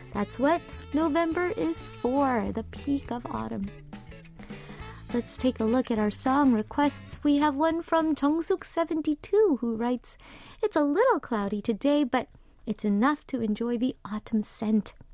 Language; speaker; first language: English; early bilingual, other home language; Korean